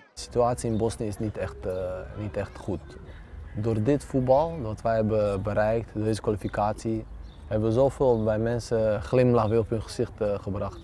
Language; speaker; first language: Dutch; early bilingual, other home language; Bosnian